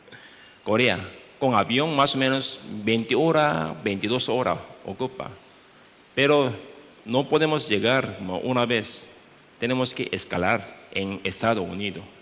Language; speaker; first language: Spanish; non-native, learner; Korean